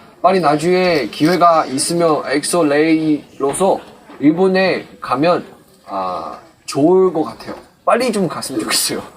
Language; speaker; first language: Korean; non-native, fluent; Chinese